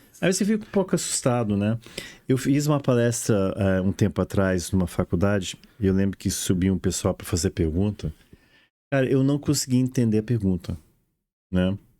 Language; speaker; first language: Portuguese; early bilingual, other home language; English